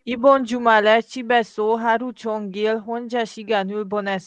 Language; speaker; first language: Korean; non-native, learner; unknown